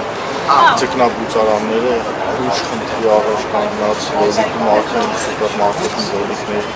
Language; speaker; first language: Armenian; native; Armenian